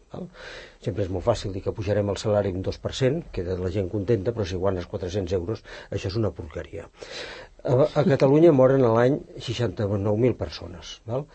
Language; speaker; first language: Catalan; native; Catalan